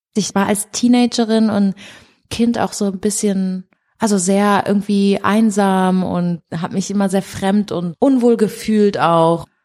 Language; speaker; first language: German; early bilingual, other home language; Portuguese